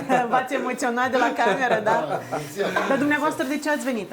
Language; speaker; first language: Romanian; native; Romanian